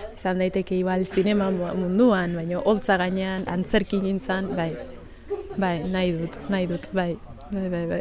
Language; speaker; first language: Basque; early bilingual, other home language; Sidamo